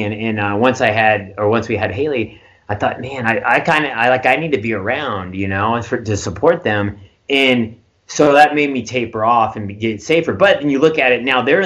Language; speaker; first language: English; native; English